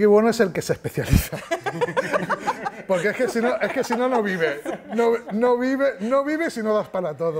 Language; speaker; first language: Spanish; native; Spanish